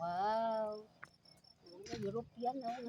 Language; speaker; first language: English; non-native, local second language; Filipino